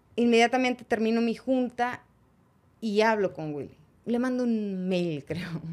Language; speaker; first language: Spanish; native; Spanish